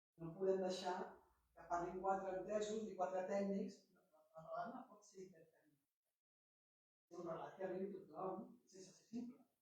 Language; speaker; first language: Catalan; native; Catalan